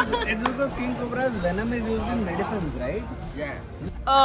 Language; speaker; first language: English; non-native, local second language; Hindi